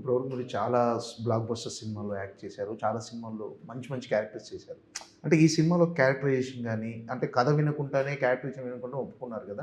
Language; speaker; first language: Telugu; native; Telugu